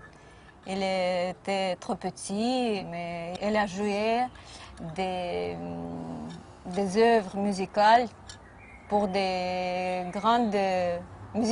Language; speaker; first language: French; non-native, fluent; Russian